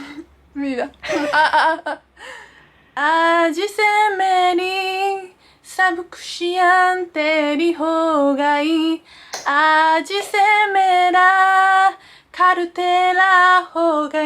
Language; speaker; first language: Hindi; non-native, learner; Japanese